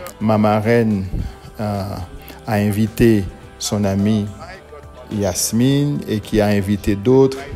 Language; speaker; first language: French; non-native, local second language; Haitian Creole